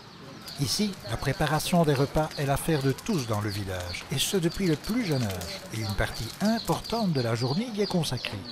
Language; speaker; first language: French; native; French